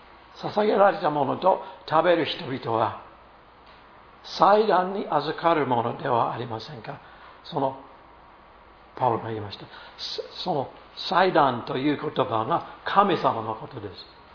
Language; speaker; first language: Japanese; non-native, fluent; English